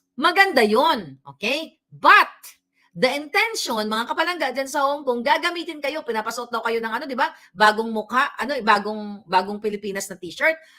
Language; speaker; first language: Filipino; non-native, local second language; Cebuano